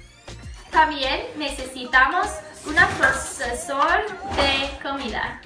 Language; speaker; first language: Spanish; non-native, learner; English